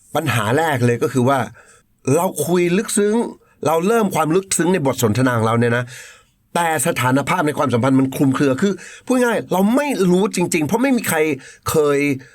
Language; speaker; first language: Thai; native; Thai